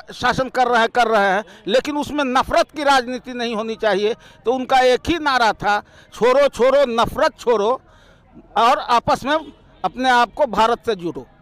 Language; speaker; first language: Hindi; native; Hindi